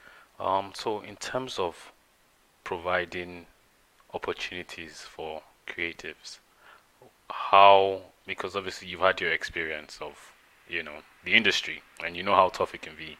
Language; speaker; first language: English; non-native, local second language; Yoruba